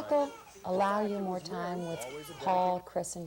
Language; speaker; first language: English; native; English